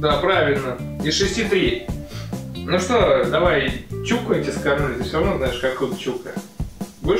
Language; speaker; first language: Russian; native; Russian